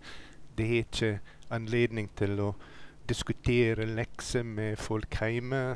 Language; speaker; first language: Norwegian; non-native, fluent; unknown